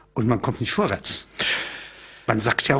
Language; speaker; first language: German; native; German